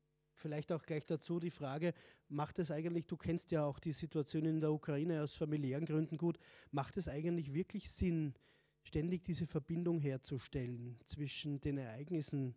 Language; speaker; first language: German; native; German